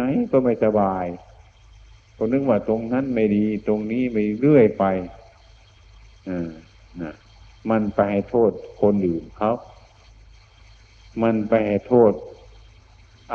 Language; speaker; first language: Thai; native; Thai